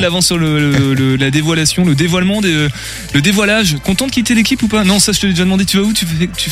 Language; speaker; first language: French; native; French